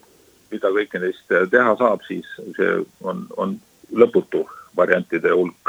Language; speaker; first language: Estonian; native; Estonian